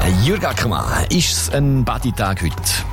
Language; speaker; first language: German; native; German